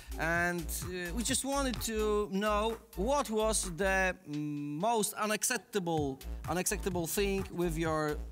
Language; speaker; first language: English; non-native, learner; Polish